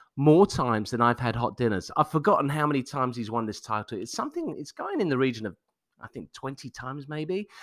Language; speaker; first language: English; native; English